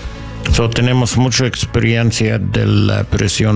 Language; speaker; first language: Spanish; non-native, learner; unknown